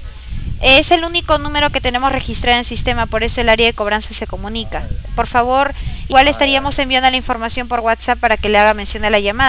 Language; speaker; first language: Spanish; native; Spanish